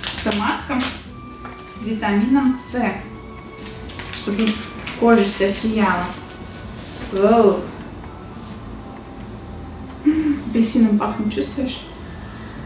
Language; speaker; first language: Russian; native; Russian